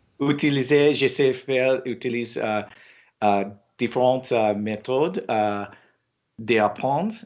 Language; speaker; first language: French; non-native, learner; English